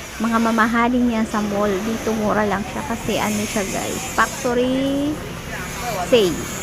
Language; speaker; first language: Filipino; native; Filipino